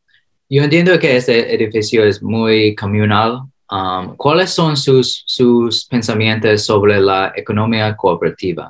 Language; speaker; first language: Spanish; early bilingual, heritage; English